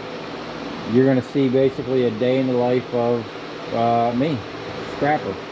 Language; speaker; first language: English; native; English